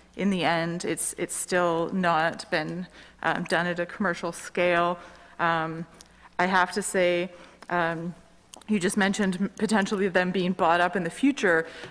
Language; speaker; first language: English; native; English